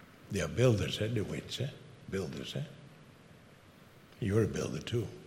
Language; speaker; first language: English; non-native, fluent; Dutch